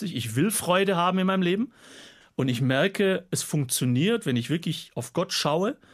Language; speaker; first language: German; native; German